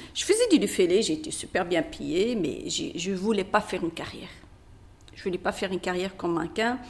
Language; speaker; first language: French; non-native, local second language; Berber languages